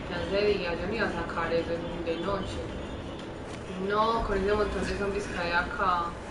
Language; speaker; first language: Spanish; native; Spanish